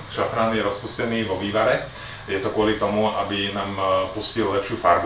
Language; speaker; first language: Slovak; native; Slovak